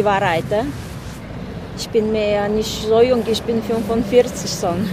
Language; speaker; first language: German; non-native, learner; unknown